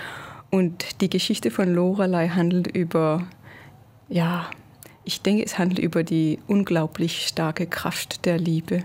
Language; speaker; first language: German; non-native, fluent; Danish